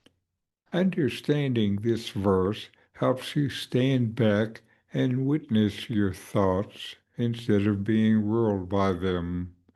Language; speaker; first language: English; native; English